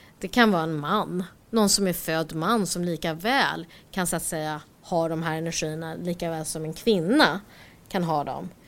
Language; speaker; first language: Swedish; early bilingual, other home language; Korean